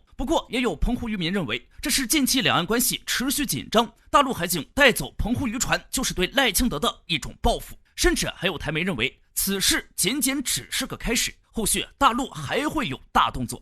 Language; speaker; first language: Chinese; native; Chinese